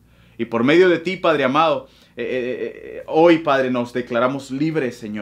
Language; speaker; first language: Spanish; native; Spanish